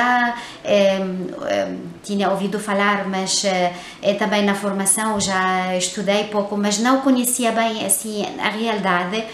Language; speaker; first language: Portuguese; non-native, fluent; Arabic